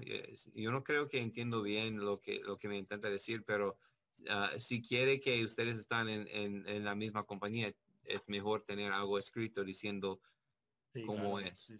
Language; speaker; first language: Spanish; non-native, learner; English